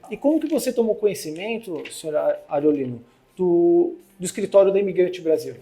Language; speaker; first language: Portuguese; native; Portuguese